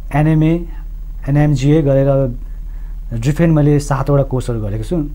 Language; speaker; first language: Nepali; non-native, local second language; Sherpa